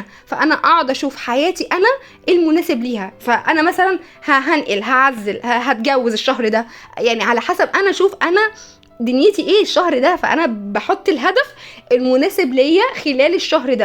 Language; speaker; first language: Arabic; native; Arabic